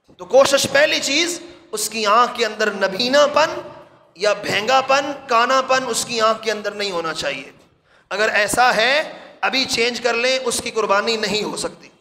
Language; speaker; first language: Urdu; non-native, local second language; Punjabi